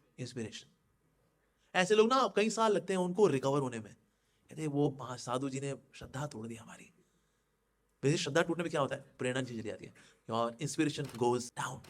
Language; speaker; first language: Hindi; native; Hindi